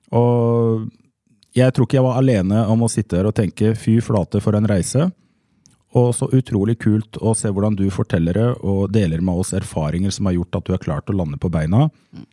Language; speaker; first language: Norwegian; native; Norwegian